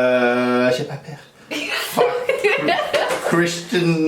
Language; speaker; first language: French; native; French